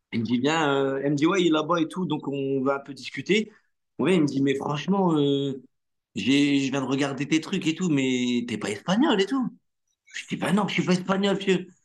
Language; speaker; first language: French; non-native, local second language; Arabic